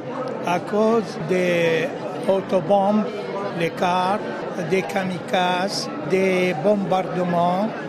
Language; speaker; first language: French; non-native, fluent; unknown